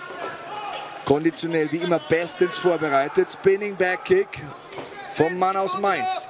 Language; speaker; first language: German; native; German